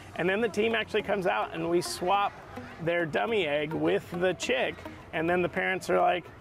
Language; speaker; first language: English; native; English